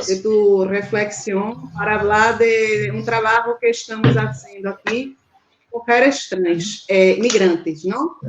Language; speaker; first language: Spanish; non-native, fluent; Portuguese